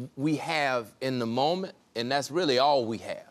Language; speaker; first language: English; native; English